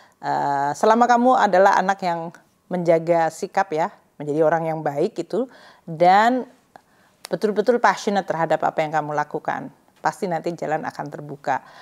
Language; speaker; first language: Indonesian; native; Indonesian